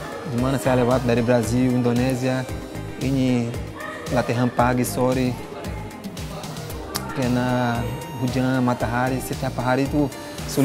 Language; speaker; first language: Indonesian; non-native, fluent; Portuguese